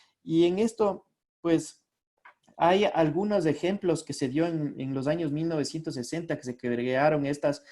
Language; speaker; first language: Spanish; native; Spanish